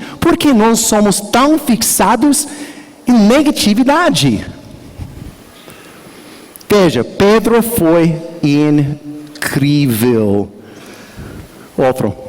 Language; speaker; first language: Portuguese; non-native, learner; English